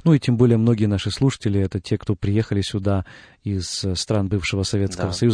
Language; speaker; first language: Russian; native; Russian